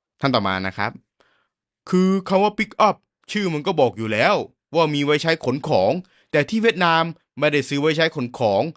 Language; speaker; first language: Thai; native; Thai